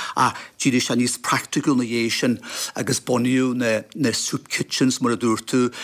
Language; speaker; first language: Irish; native; Irish